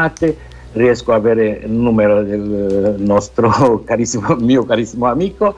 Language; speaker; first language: Italian; non-native, fluent; Romanian